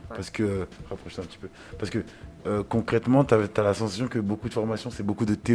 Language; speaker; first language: French; native; French